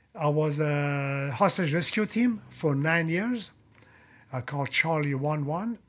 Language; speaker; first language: English; non-native, fluent; Persian